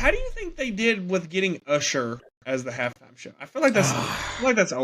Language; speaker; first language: English; native; English